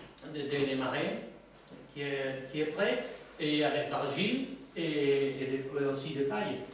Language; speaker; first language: French; non-native, learner; Spanish